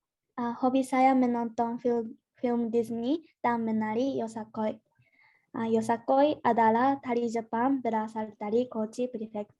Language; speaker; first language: Indonesian; non-native, learner; Japanese